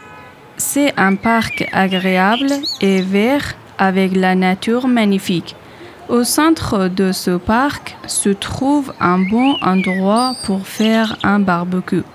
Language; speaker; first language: French; non-native, learner; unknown